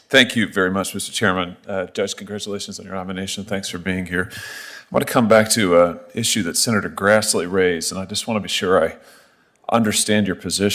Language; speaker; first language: English; native; English